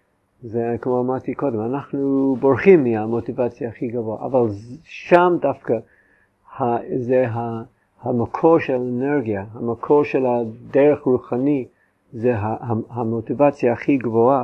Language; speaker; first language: Hebrew; non-native, fluent; English